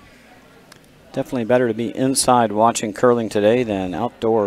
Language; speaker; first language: English; native; English